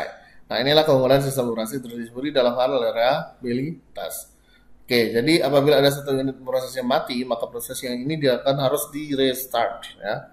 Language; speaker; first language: Indonesian; native; Indonesian